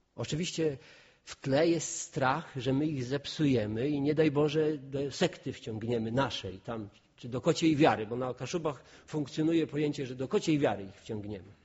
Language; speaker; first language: Polish; non-native, local second language; Kashubian